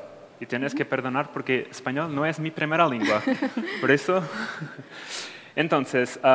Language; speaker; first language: Spanish; non-native, fluent; Portuguese